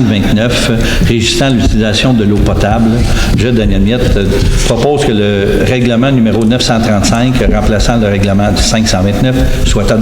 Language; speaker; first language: French; native; French